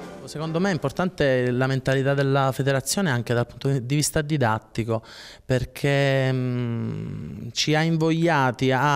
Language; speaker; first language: Italian; native; Italian